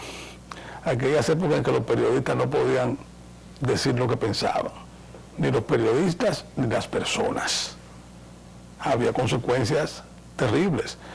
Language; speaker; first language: Spanish; native; Spanish